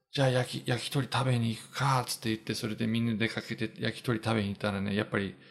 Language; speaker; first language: Japanese; non-native, fluent; English